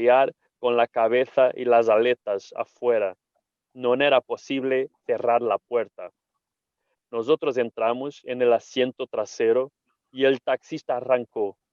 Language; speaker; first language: Spanish; non-native, fluent; Portuguese